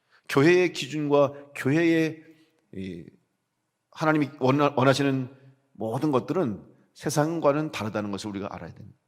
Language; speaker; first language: Korean; native; Korean